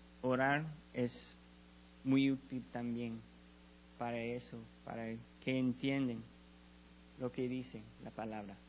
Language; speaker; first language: Spanish; non-native, learner; English